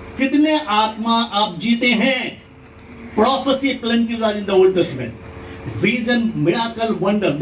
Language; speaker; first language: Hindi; non-native, local second language; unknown